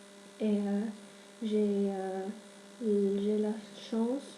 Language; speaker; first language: French; non-native, learner; English